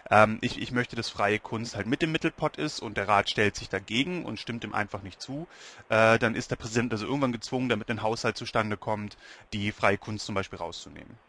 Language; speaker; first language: German; native; German